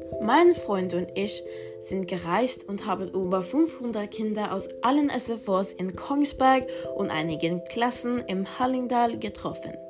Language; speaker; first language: German; non-native, learner; Norwegian